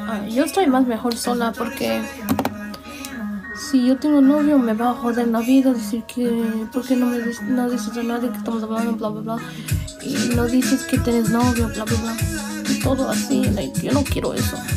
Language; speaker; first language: Spanish; early bilingual, heritage; Spanish